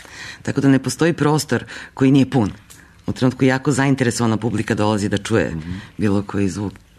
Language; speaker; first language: Serbian; native; Serbian